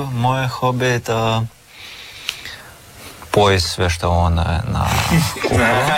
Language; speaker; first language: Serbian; non-native, learner; Russian